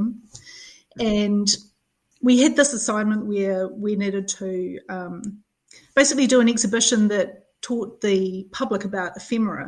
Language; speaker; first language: English; native; English